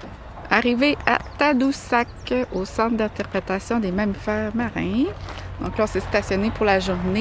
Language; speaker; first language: French; native; French